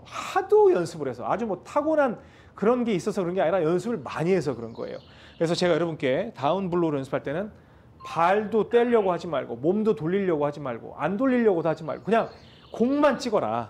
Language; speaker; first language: Korean; native; Korean